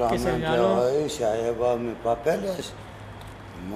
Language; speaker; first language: Spanish; non-native, learner; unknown